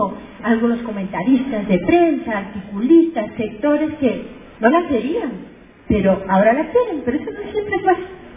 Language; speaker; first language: Spanish; native; Spanish